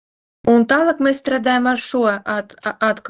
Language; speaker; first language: Latvian; non-native, learner; Russian